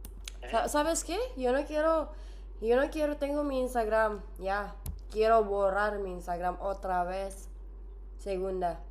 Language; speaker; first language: Spanish; non-native, learner; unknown